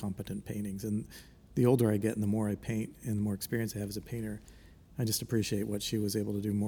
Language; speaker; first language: English; native; English